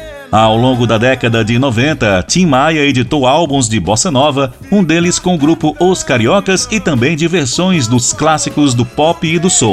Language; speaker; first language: Portuguese; native; Portuguese